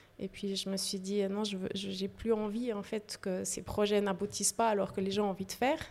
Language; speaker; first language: French; native; French